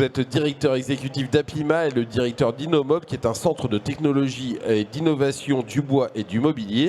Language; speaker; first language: French; native; French